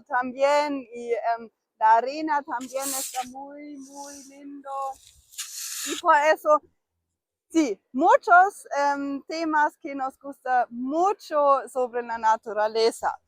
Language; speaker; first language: Spanish; non-native, fluent; German